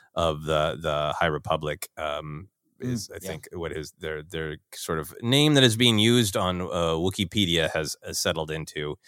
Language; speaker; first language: English; native; English